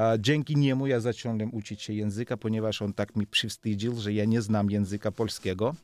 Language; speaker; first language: Polish; non-native, learner; Georgian